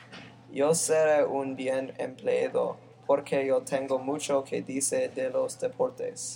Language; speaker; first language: Spanish; non-native, learner; English